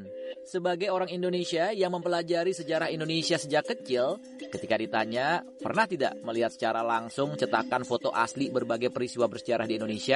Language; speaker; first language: Indonesian; native; Indonesian